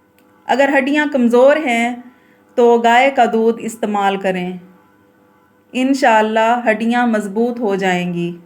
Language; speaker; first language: Urdu; native; Urdu